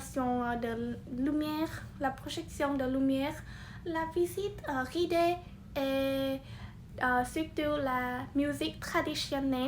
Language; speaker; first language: French; non-native, learner; Vietnamese